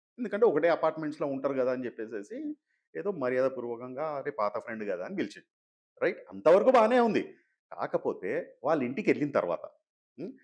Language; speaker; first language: Telugu; native; Telugu